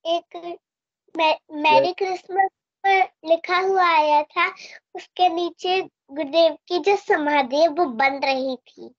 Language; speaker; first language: Hindi; native; Hindi